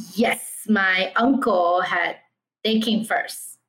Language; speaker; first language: English; early bilingual, other home language; Chinese